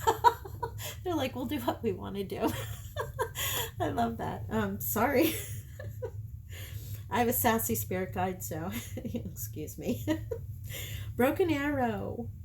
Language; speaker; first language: English; native; English